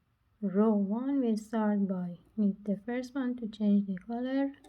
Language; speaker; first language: English; non-native, learner; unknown